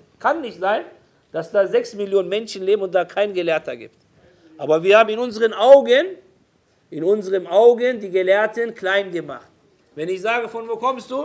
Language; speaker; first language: German; non-native, fluent; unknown